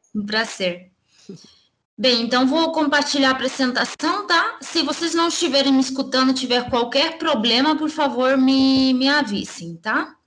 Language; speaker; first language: Portuguese; early bilingual, heritage; Spanish